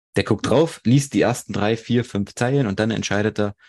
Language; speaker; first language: German; native; German